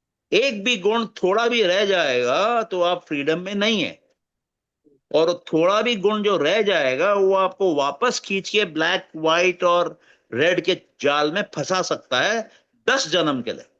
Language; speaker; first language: Hindi; native; Hindi